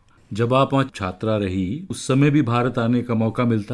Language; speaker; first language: Hindi; native; Hindi